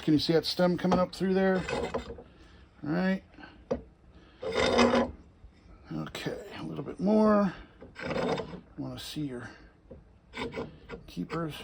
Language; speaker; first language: English; native; English